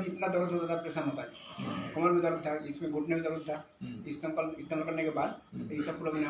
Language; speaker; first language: Hindi; non-native, local second language; Bangla